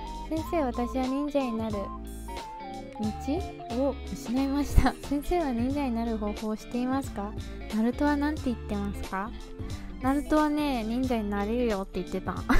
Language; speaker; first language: Japanese; early bilingual, other home language; English